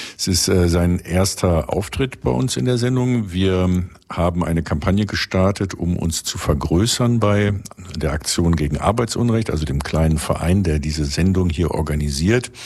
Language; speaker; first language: German; native; German